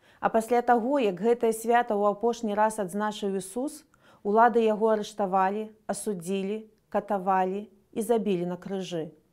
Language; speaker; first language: Belarusian; non-native, local second language; Russian